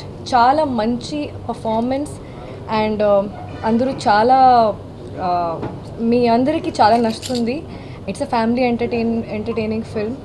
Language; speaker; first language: Telugu; non-native, local second language; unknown